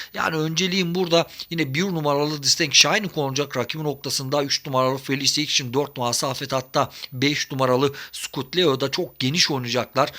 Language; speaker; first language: Turkish; native; Turkish